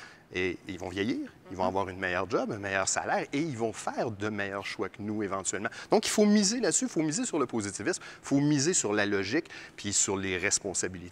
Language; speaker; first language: French; native; French